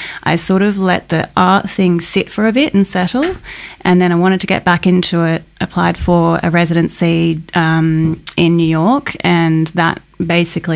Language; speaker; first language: English; native; English